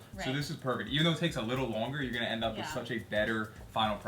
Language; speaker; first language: English; native; English